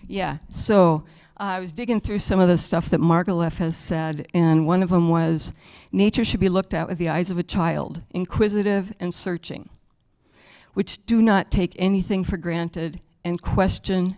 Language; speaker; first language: English; native; English